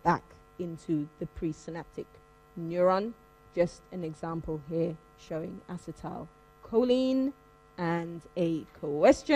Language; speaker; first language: English; native; English